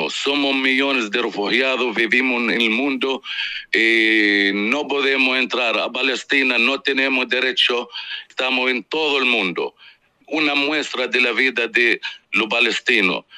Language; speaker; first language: Spanish; non-native, fluent; Arabic